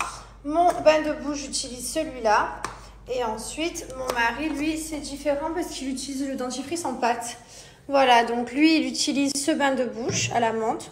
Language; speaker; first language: French; native; French